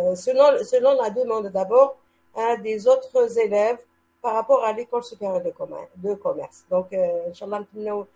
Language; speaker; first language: French; non-native, local second language; Arabic